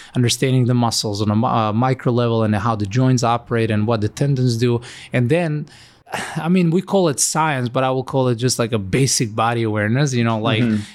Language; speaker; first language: English; non-native, fluent; Macedonian